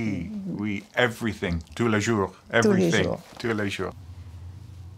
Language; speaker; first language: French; non-native, learner; English